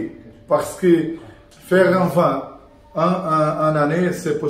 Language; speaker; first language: French; non-native, learner; Portuguese